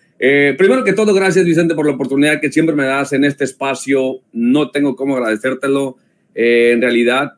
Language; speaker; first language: Spanish; native; Spanish